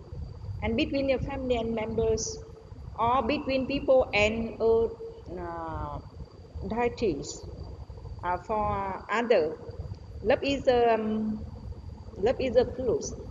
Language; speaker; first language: English; non-native, learner; Vietnamese